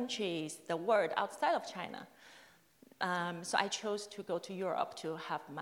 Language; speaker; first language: English; non-native, fluent; Chinese